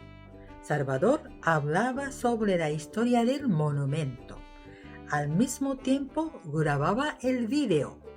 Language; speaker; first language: Spanish; non-native, fluent; Japanese